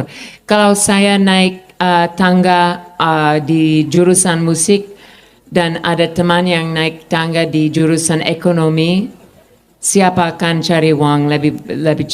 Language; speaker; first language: Indonesian; non-native, fluent; English